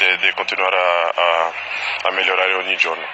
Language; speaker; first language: Italian; non-native, learner; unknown